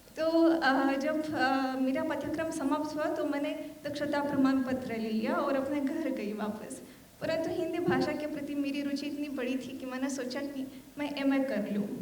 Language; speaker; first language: Hindi; non-native, fluent; Armenian